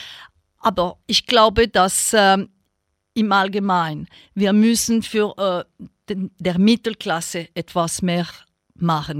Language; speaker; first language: German; non-native, local second language; French